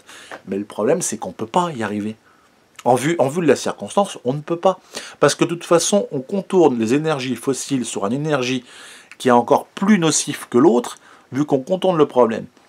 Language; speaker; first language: French; native; French